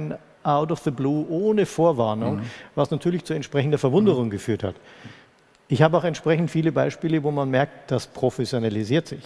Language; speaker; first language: German; native; German